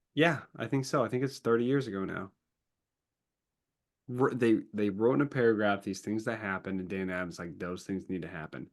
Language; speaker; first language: English; native; English